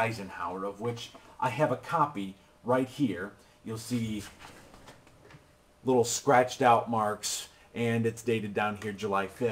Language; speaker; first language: English; native; English